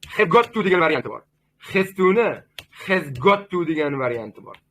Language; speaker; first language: English; non-native, learner; Uzbek